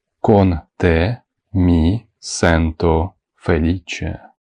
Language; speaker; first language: Italian; non-native, fluent; Ukrainian